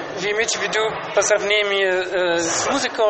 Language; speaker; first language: Russian; non-native, learner; German